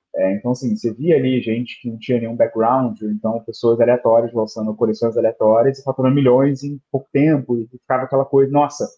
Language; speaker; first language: Portuguese; native; Portuguese